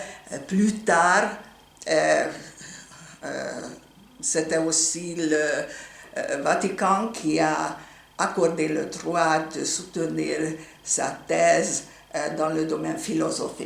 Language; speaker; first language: French; non-native, fluent; Hungarian